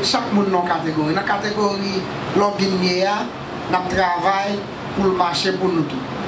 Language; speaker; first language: French; non-native, local second language; Haitian Creole